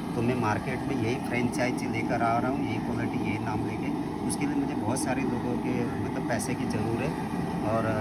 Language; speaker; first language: Hindi; non-native, local second language; Gujarati